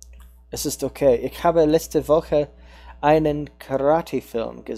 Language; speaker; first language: German; non-native, learner; English